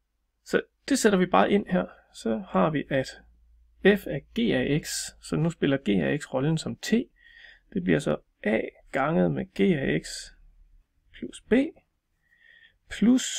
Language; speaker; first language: Danish; native; Danish